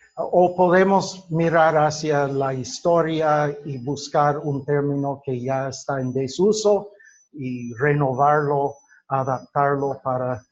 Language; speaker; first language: Spanish; non-native, fluent; English